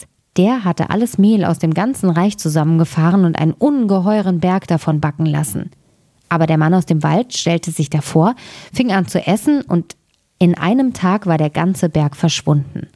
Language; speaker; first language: German; native; German